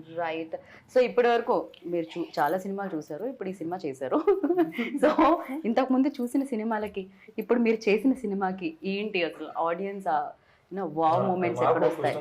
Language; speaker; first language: Telugu; native; Telugu